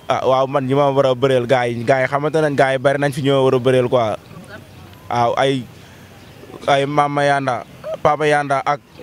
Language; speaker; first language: Wolof; native; Wolof